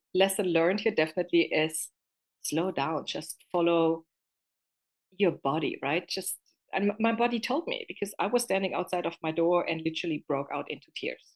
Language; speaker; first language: English; non-native, fluent; German